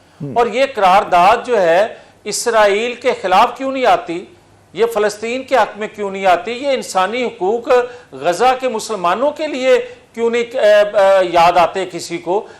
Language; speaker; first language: Urdu; non-native, local second language; Punjabi